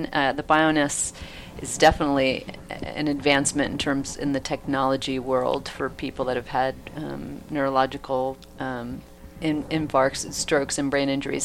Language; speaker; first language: English; native; English